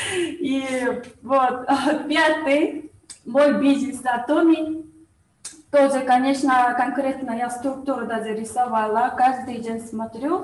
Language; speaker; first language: Russian; non-native, learner; Korean